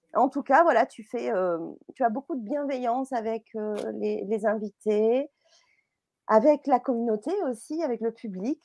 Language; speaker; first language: French; native; French